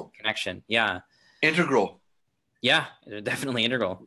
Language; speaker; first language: English; native; English